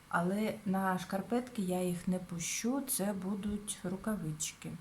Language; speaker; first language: Ukrainian; non-native, local second language; Russian